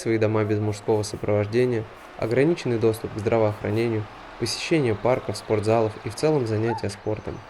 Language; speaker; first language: Russian; native; Russian